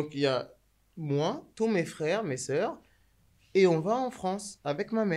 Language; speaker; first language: French; native; French